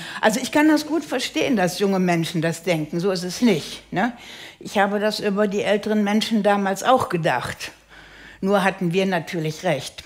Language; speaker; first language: German; native; German